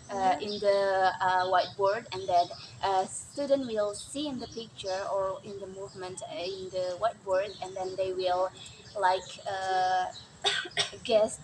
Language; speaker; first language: English; non-native, learner; Indonesian